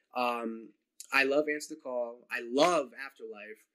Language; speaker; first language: English; native; English